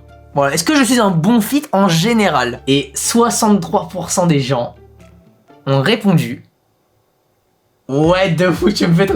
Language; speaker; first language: French; native; French